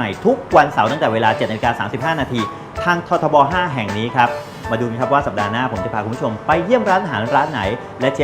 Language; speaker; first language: Thai; native; Thai